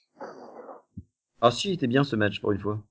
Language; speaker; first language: French; native; French